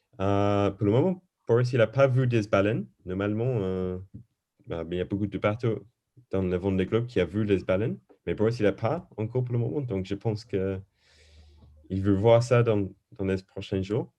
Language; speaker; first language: French; non-native, learner; English